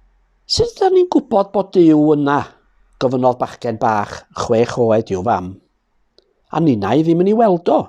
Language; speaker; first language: Welsh; native; Welsh